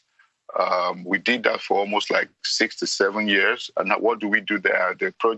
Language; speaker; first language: English; non-native, local second language; Yoruba